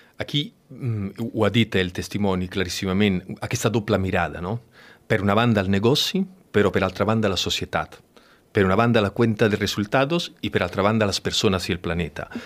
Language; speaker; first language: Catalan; non-native, fluent; Italian